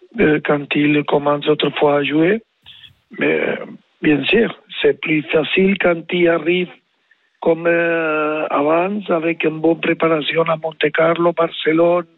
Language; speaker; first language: French; non-native, learner; Spanish